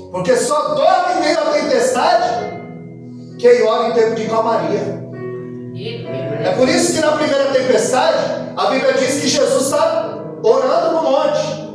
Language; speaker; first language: Portuguese; native; Portuguese